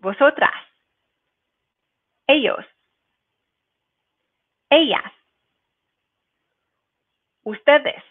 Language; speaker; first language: Spanish; non-native, fluent; English